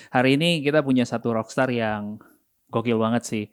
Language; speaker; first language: Indonesian; native; Indonesian